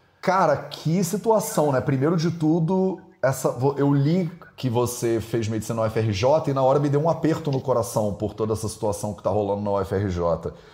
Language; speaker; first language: Portuguese; native; Portuguese